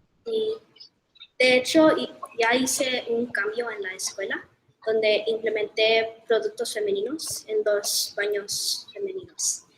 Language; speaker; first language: Spanish; early bilingual, heritage; Spanish